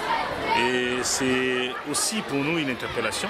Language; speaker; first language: French; non-native, local second language; Kongo